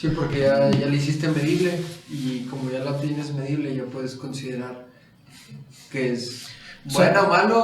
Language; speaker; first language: Spanish; native; Spanish